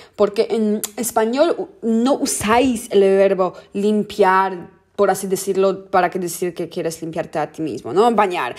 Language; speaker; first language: Spanish; non-native, fluent; Polish